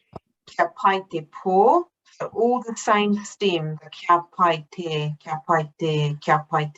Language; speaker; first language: Māori; non-native, fluent; English